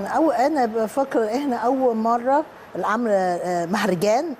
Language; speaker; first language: Arabic; non-native, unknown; Cantonese